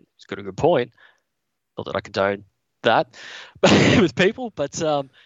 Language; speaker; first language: English; native; English